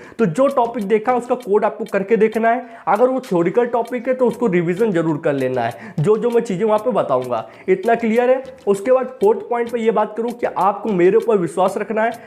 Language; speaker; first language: Hindi; native; Hindi